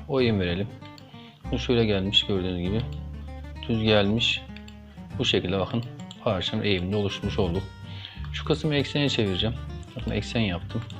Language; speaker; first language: Turkish; native; Turkish